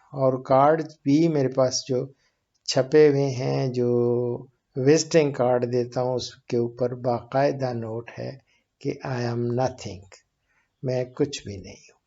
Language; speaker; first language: Urdu; native; Urdu